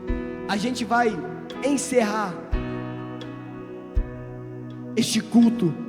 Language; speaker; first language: Portuguese; native; Portuguese